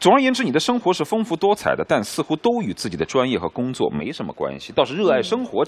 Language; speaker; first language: Chinese; native; Chinese